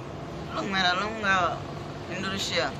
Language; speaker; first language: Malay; non-native, learner; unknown